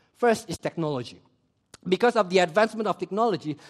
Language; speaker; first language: English; early bilingual, other home language; Indonesian